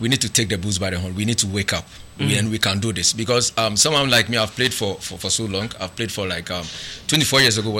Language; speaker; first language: English; non-native, local second language; Akan